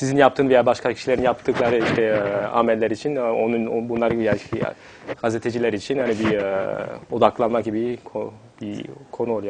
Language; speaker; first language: Turkish; non-native, fluent; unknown